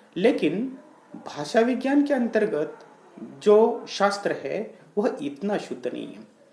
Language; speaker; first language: Hindi; non-native, local second language; Marathi